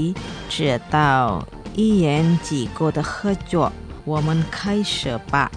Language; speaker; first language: Chinese; non-native, learner; Indonesian